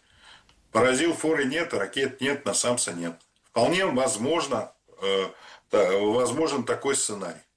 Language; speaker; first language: Russian; native; Russian